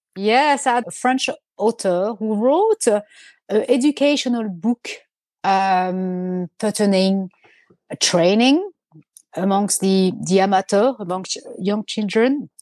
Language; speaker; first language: English; non-native, fluent; French